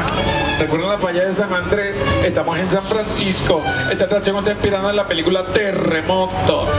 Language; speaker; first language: Spanish; native; Spanish